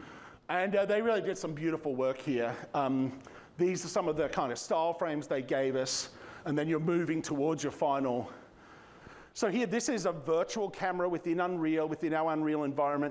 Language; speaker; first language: English; native; English